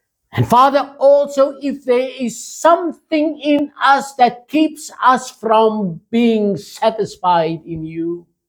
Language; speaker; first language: English; non-native, local second language; Afrikaans